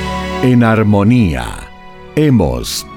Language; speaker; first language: Spanish; native; Spanish